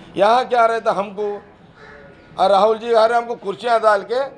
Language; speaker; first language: Hindi; non-native, local second language; Telugu